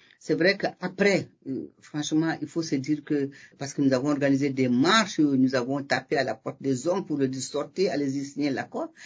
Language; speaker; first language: French; non-native, local second language; Bambara